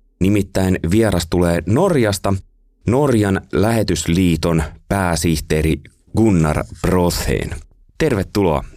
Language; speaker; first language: Finnish; native; Finnish